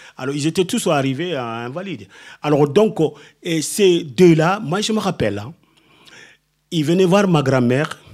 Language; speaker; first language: French; non-native, local second language; Soninke